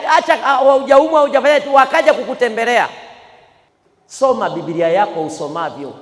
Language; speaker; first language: Swahili; native; Swahili